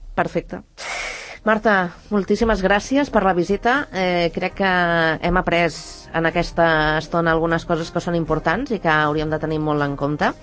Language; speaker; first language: Catalan; native; Catalan